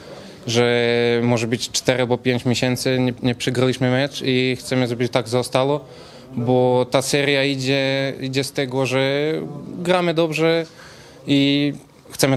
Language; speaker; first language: Polish; non-native, fluent; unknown